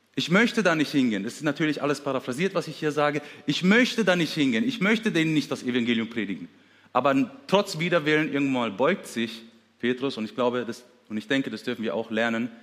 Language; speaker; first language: German; early bilingual, other home language; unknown